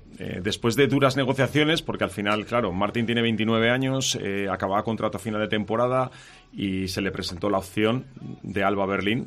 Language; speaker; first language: Spanish; native; Spanish